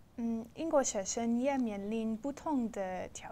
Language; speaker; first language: Chinese; non-native, learner; English